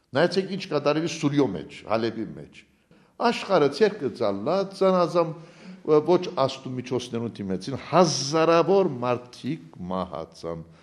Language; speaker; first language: Armenian; native; Armenian